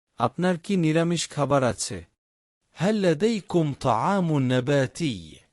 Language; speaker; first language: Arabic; non-native, fluent; Bangla